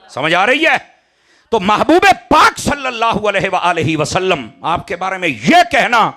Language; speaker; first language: Urdu; non-native, local second language; Punjabi